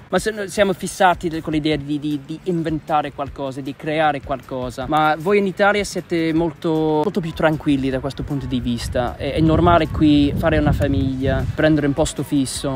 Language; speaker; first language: Italian; non-native, fluent; English